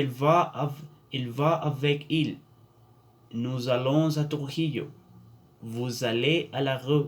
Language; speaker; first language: French; non-native, learner; Spanish